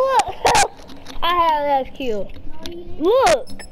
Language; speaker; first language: English; native; English